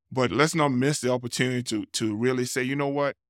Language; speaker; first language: English; non-native, local second language; Yoruba